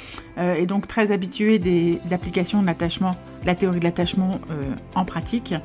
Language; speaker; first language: French; native; French